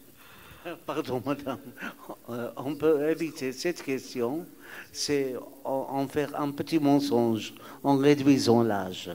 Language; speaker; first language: French; non-native, fluent; Arabic